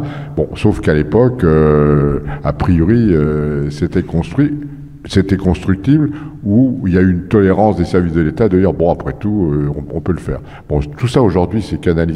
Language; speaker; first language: French; native; French